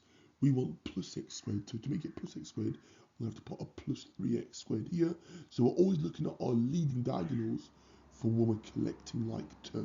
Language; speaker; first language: English; native; English